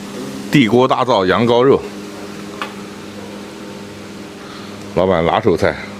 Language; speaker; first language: Chinese; native; Chinese